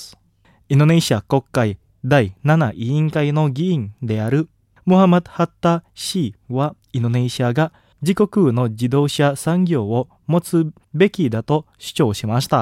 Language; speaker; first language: Japanese; non-native, fluent; Indonesian